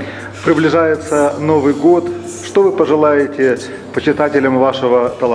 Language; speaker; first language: Russian; native; Russian